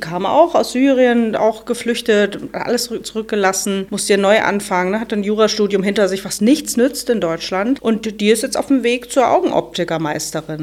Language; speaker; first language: German; native; German